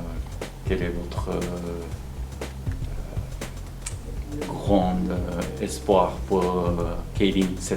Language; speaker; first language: French; non-native, learner; Japanese